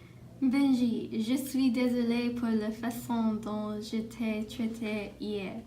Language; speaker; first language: French; non-native, learner; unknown